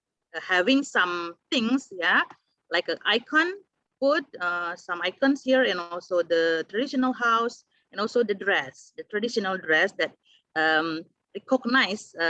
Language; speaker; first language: English; non-native, fluent; Indonesian